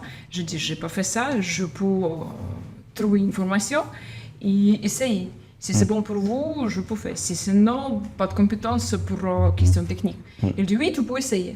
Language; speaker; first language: French; non-native, learner; Ukrainian